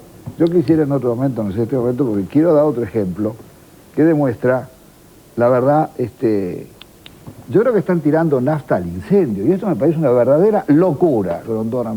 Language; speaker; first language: Spanish; native; Spanish